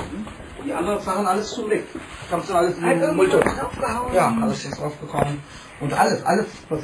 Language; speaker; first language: German; non-native, learner; Tamil